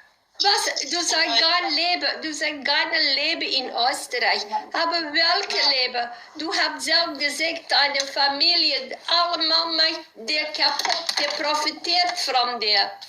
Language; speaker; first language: German; non-native, learner; Dutch